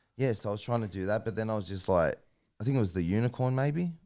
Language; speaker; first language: English; native; English